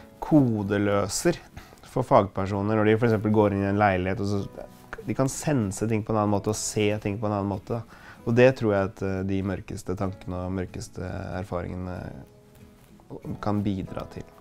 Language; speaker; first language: Norwegian; native; Norwegian